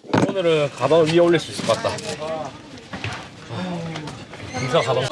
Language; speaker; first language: Korean; native; Korean